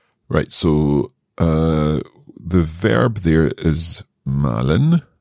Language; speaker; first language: English; native; English